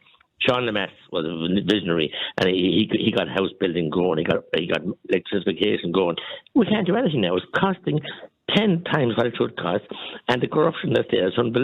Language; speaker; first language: English; native; English